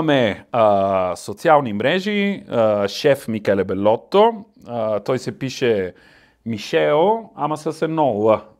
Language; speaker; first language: Bulgarian; non-native, learner; Italian